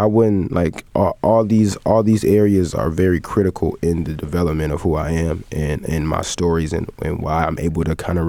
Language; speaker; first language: English; native; English